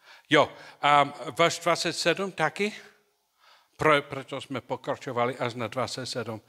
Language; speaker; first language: Czech; non-native, learner; English